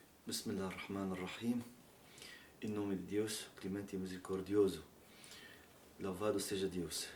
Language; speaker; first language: Portuguese; non-native, learner; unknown